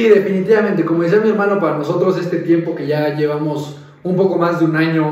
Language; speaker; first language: Spanish; native; Spanish